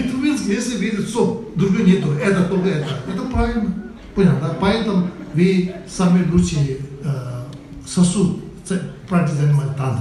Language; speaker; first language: Russian; non-native, learner; Tibetan